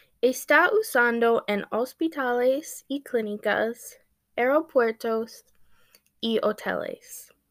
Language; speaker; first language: Spanish; non-native, learner; English